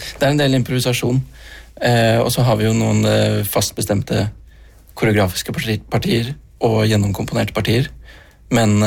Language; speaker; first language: Norwegian; native; Norwegian